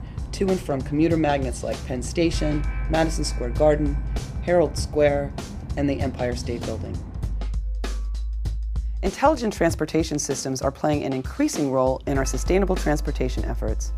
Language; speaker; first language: English; native; English